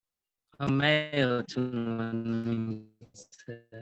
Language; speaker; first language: Chinese; non-native, learner; Nepali